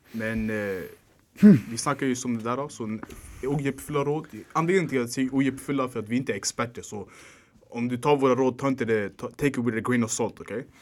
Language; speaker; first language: Swedish; early bilingual, other home language; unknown